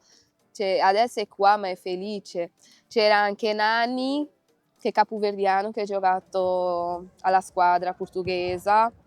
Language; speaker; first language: Italian; non-native, fluent; Kabuverdianu